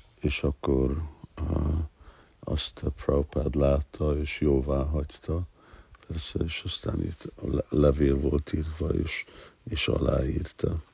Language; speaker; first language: Hungarian; early bilingual, heritage; Hungarian